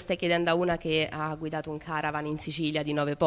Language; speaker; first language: Italian; native; Italian